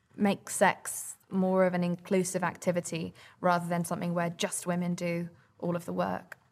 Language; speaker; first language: English; native; English